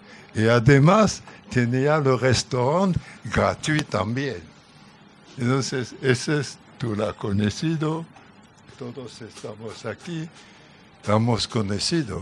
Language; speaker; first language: Spanish; non-native, learner; French